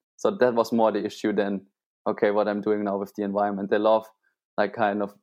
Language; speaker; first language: English; non-native, fluent; German